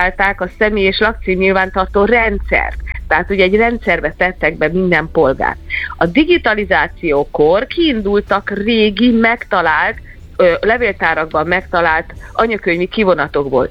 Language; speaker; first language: Hungarian; native; Hungarian